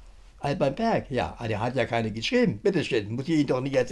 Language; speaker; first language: German; native; German